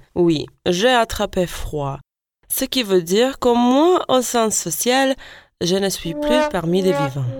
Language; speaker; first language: French; non-native, fluent; Latvian